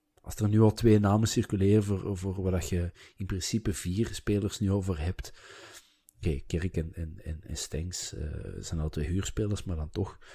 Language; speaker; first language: Dutch; native; Dutch